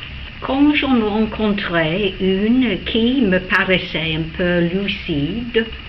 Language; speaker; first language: French; non-native, fluent; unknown